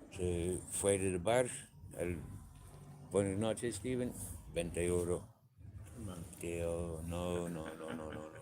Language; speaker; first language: Spanish; non-native, learner; English